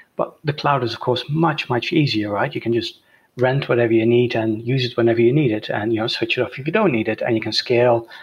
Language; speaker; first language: English; non-native, fluent; Dutch